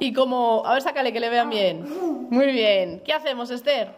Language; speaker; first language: Spanish; native; Spanish